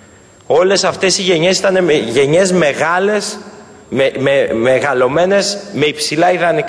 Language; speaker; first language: Greek; native; Greek